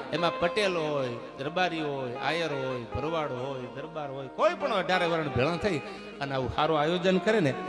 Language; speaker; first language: Gujarati; native; Gujarati